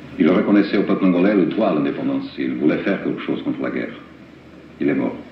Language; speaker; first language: French; non-native, fluent; Portuguese